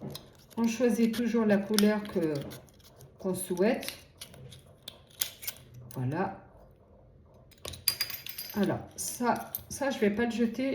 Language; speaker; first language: French; native; French